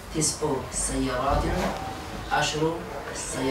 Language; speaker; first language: Arabic; non-native, learner; Uzbek